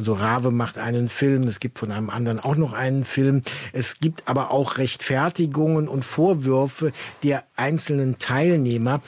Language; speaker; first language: German; native; German